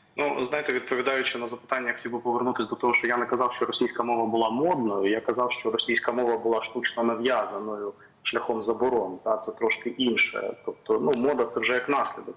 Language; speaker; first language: Ukrainian; non-native, local second language; Russian